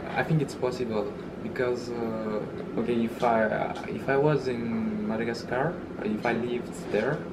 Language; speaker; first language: English; early bilingual, other home language; Malagasy